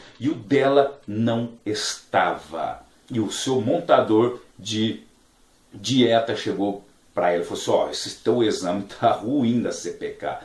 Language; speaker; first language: Portuguese; native; Portuguese